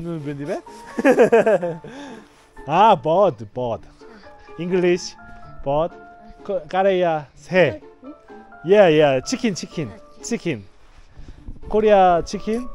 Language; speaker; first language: English; non-native, learner; Korean